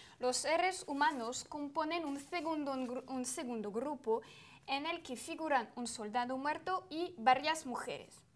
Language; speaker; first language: Spanish; non-native, fluent; French